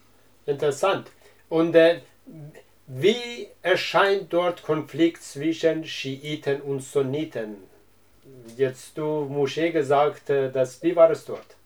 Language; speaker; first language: German; non-native, learner; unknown